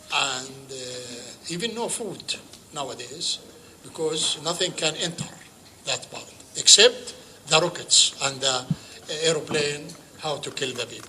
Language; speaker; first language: English; non-native, fluent; Arabic